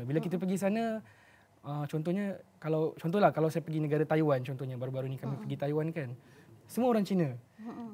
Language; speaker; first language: Malay; native; Malay